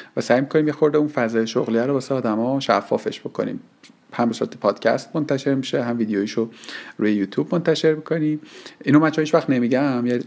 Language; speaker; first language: Persian; native; Persian